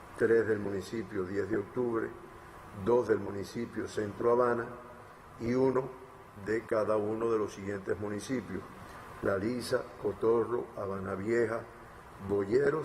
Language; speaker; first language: Spanish; native; Spanish